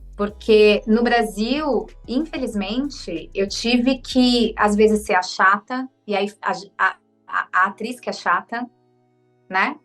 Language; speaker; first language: Portuguese; native; Portuguese